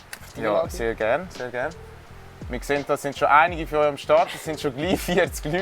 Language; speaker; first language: German; native; German